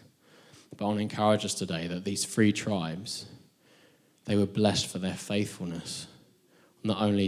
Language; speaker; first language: English; native; English